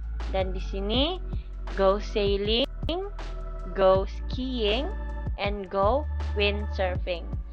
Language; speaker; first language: English; non-native, local second language; Malay